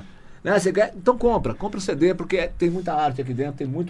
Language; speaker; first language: Portuguese; native; Portuguese